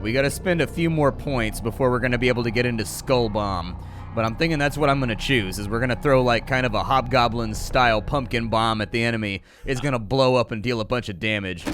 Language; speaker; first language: English; native; English